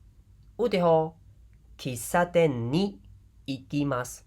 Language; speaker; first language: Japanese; non-native, fluent; Khmer